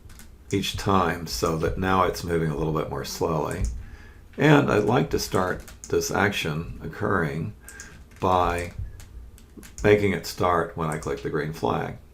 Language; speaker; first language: English; native; English